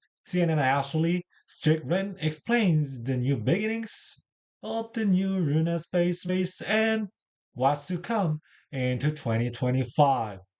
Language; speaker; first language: English; non-native, learner; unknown